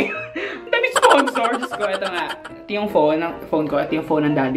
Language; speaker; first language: Filipino; native; Filipino